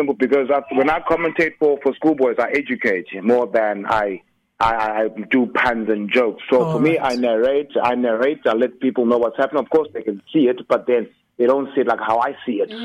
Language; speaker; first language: English; non-native, local second language; Xhosa